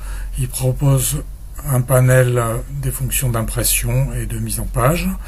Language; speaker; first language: French; native; French